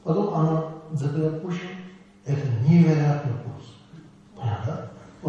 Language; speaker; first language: Russian; non-native, learner; Tibetan